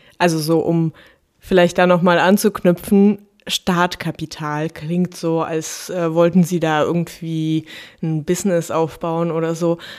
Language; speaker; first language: German; early bilingual, other home language; Russian